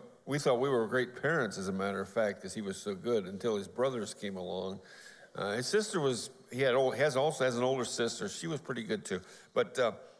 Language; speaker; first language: English; native; English